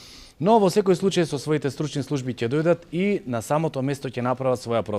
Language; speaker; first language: Macedonian; native; Macedonian